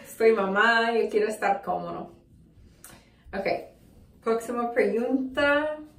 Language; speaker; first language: Spanish; non-native, learner; English